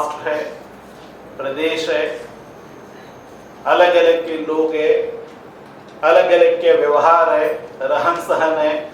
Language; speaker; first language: Hindi; non-native, local second language; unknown